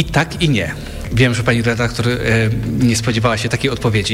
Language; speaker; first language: Polish; native; Polish